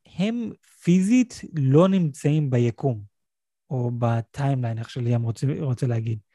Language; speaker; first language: Hebrew; native; Hebrew